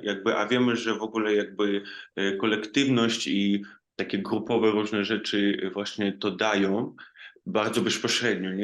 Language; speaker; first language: Polish; non-native, fluent; Ukrainian